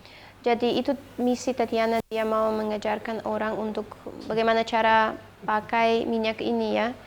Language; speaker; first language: Indonesian; non-native, fluent; Russian